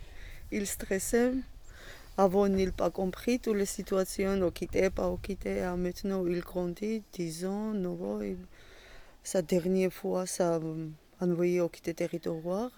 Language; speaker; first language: French; non-native, learner; Georgian